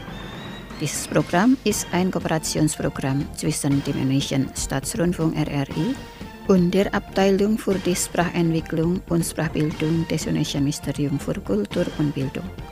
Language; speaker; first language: German; non-native, fluent; Indonesian